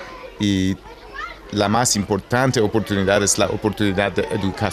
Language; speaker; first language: Spanish; non-native, learner; English